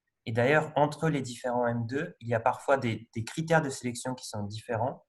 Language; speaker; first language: French; native; French